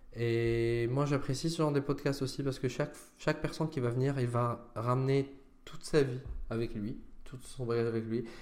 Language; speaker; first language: French; non-native, fluent; Arabic